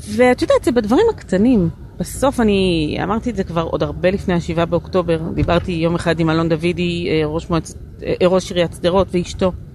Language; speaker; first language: Hebrew; native; Hebrew